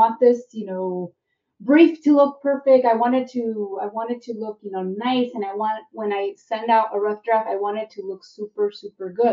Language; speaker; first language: English; native; English